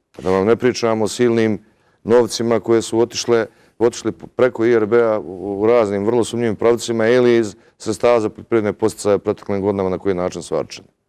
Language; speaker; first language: Serbian; native; Serbian